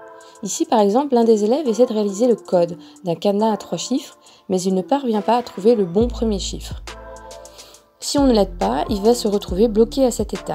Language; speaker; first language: French; native; French